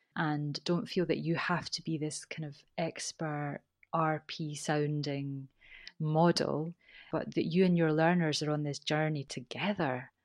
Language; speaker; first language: English; native; English